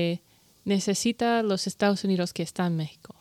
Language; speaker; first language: Spanish; non-native, learner; English